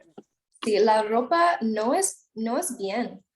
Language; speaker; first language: Spanish; non-native, learner; English